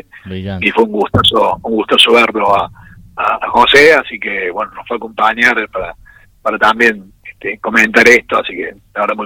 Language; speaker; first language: Spanish; native; Spanish